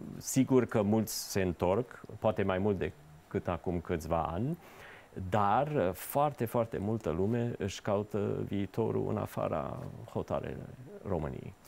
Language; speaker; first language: Romanian; early bilingual, heritage; Romanian